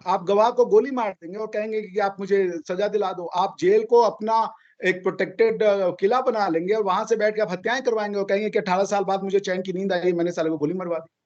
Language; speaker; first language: Hindi; native; Hindi